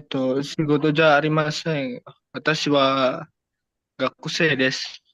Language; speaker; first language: Japanese; non-native, learner; Indonesian